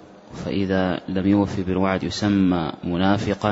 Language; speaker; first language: Arabic; native; Arabic